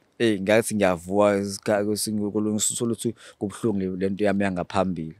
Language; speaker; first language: Zulu; native; Zulu